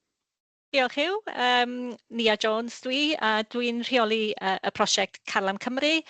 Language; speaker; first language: Welsh; native; Welsh